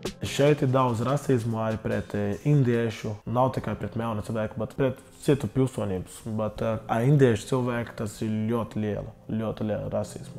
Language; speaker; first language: Latvian; non-native, learner; Portuguese